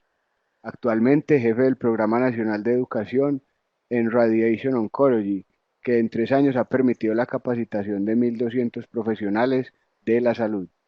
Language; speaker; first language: Spanish; native; Spanish